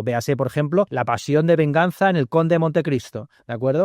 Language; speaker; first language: Spanish; native; Spanish